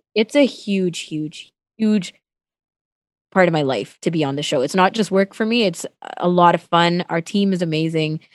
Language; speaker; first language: English; non-native, fluent; Tamil